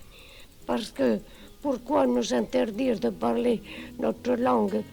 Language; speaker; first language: French; non-native, local second language; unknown